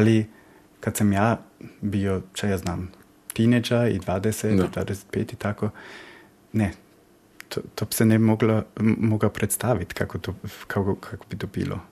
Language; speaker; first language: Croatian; early bilingual, heritage; Croatian